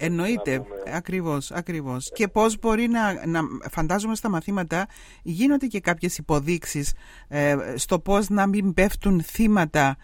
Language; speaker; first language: Greek; native; Greek